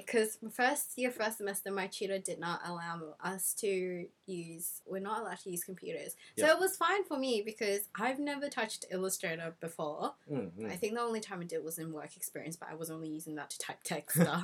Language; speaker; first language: English; non-native, local second language; Cantonese